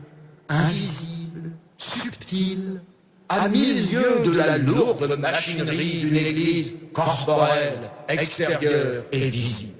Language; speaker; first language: French; native; French